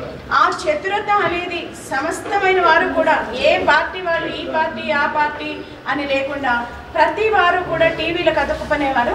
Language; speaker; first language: Telugu; native; Telugu